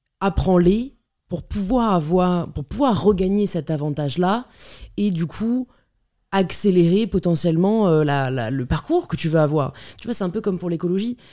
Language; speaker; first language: French; native; French